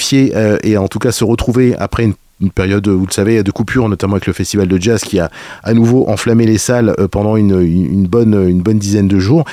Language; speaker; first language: French; native; French